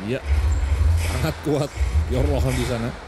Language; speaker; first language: Indonesian; native; Indonesian